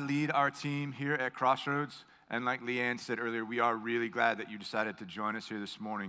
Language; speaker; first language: English; native; English